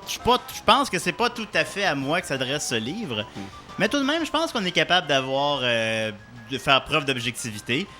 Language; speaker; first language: French; native; French